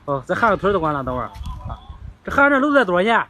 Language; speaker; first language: Chinese; native; Chinese